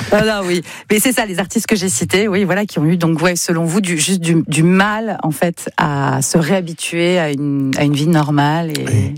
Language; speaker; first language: French; native; French